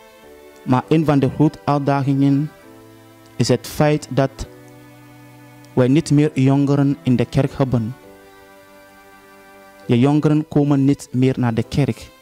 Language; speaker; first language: Dutch; non-native, fluent; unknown